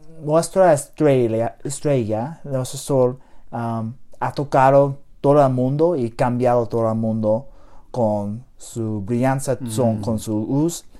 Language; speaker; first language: Spanish; non-native, learner; English